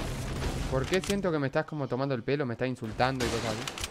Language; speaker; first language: Spanish; native; Spanish